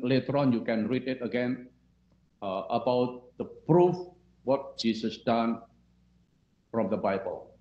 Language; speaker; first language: English; non-native, fluent; Indonesian